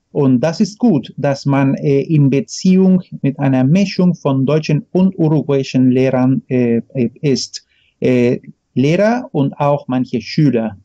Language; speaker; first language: German; non-native, fluent; Spanish